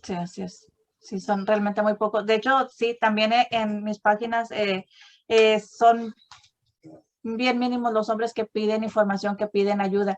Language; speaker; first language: Spanish; native; Spanish